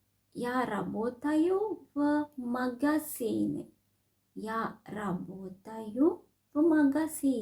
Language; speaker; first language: Russian; non-native, fluent; Sinhala